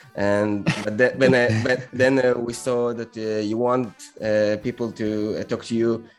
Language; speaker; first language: English; non-native, fluent; Hebrew